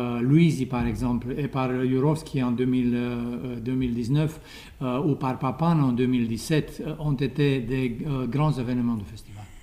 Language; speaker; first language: French; non-native, fluent; Romanian